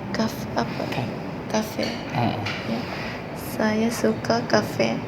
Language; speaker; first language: Indonesian; non-native, learner; Malay